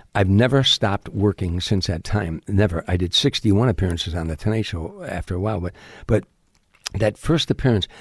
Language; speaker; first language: English; native; English